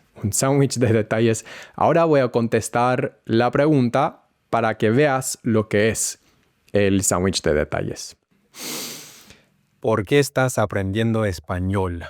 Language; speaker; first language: Spanish; non-native, fluent; English